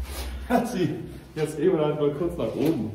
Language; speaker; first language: German; native; German